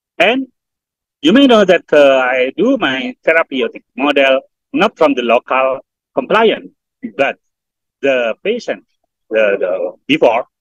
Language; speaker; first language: English; non-native, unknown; Indonesian